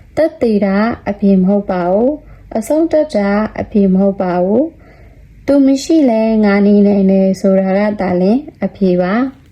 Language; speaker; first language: Burmese; non-native, local second language; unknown